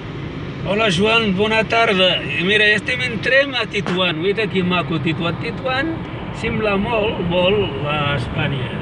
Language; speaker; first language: Catalan; non-native, learner; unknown